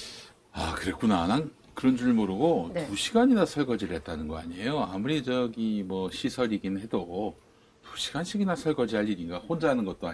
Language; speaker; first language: Korean; native; Korean